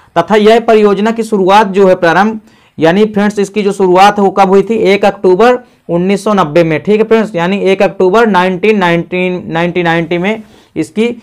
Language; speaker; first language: Hindi; native; Hindi